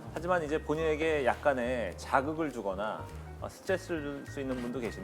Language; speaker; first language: Korean; native; Korean